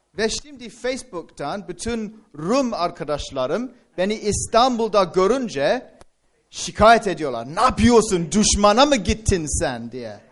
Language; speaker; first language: Turkish; non-native, fluent; English